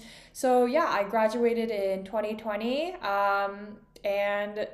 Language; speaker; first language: English; non-native, fluent; Korean